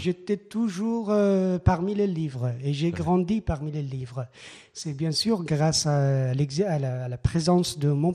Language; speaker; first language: French; non-native, fluent; Persian